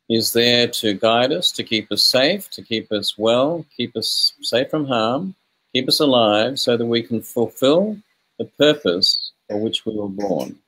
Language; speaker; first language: English; native; English